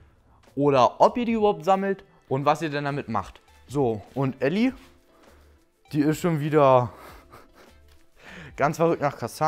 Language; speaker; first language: German; native; German